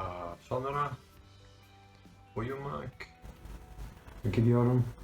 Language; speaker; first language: Turkish; non-native, learner; English